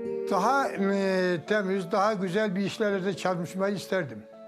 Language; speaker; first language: Turkish; native; Turkish